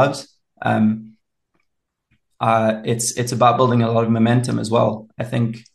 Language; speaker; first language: English; native; English